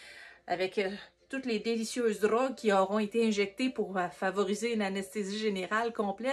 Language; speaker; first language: French; native; French